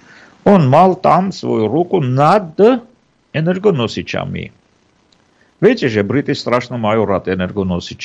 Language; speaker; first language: Slovak; non-native, fluent; Armenian